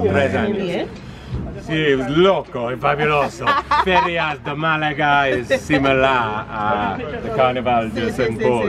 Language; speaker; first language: Spanish; non-native, learner; English